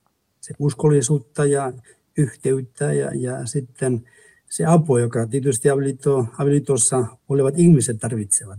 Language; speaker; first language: Finnish; non-native, fluent; Spanish